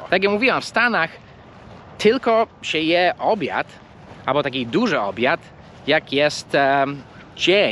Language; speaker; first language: Polish; early bilingual, heritage; English